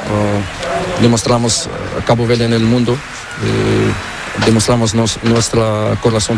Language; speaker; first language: Spanish; non-native, learner; Portuguese